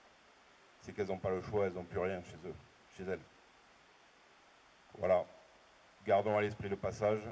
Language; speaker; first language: French; native; French